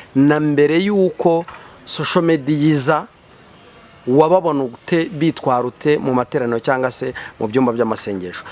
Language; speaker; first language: Kinyarwanda; native; Kinyarwanda